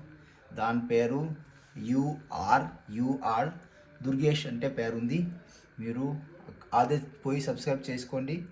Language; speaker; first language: Telugu; non-native, learner; Marwari